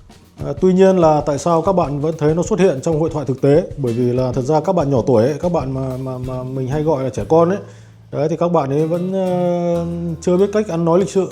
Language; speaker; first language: Vietnamese; native; Vietnamese